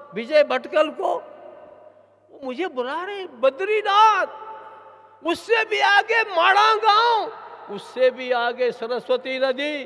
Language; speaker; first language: Hindi; non-native, local second language; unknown